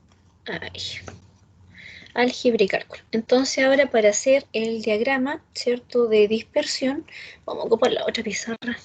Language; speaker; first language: Spanish; native; Spanish